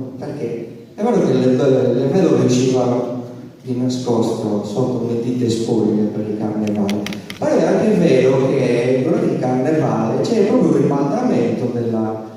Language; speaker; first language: Italian; native; Italian